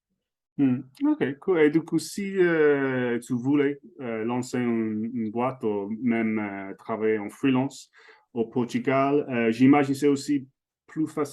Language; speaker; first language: French; non-native, fluent; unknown